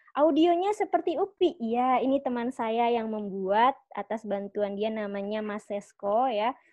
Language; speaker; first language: Indonesian; native; Indonesian